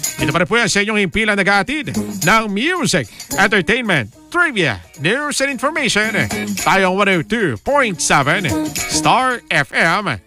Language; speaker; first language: Filipino; native; Filipino